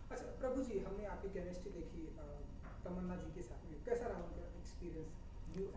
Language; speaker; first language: Hindi; native; Hindi